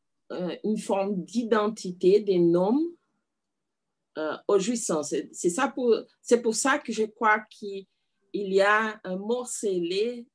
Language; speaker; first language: French; non-native, learner; Portuguese